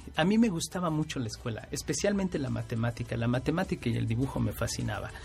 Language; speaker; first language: Spanish; native; Spanish